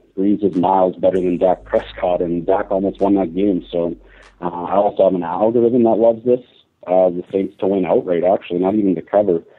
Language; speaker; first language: English; native; English